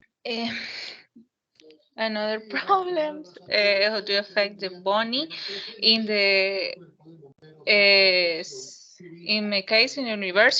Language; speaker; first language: English; non-native, learner; Spanish